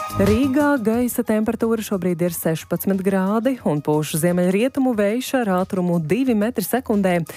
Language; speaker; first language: Latvian; native; Latvian